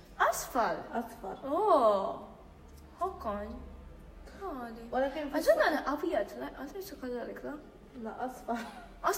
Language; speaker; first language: Arabic; non-native, learner; Japanese